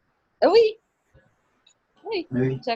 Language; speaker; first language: French; non-native, learner; Portuguese